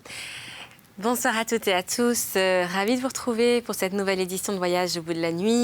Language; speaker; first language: French; native; French